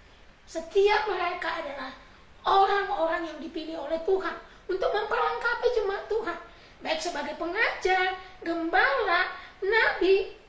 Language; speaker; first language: Indonesian; native; Indonesian